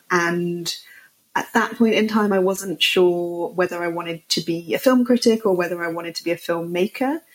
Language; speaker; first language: English; native; English